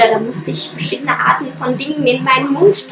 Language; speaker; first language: German; non-native, fluent; Russian